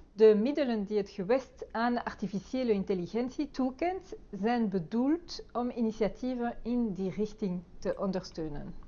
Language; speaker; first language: Dutch; non-native, local second language; French